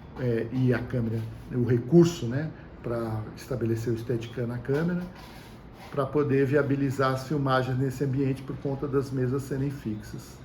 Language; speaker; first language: Portuguese; native; Portuguese